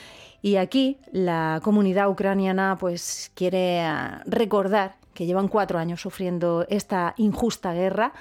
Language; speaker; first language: Spanish; native; Spanish